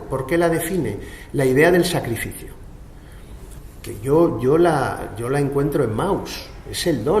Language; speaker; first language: Spanish; native; Spanish